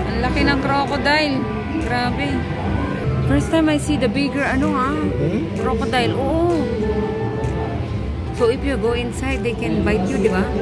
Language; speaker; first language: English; non-native, local second language; Filipino